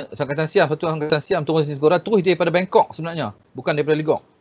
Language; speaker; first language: Malay; native; Malay